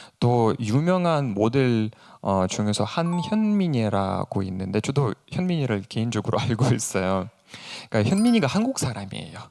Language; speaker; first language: Korean; non-native, fluent; Russian